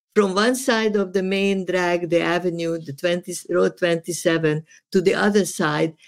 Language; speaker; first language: English; non-native, fluent; Serbian